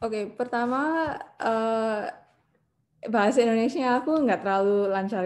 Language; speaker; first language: Indonesian; non-native, learner; English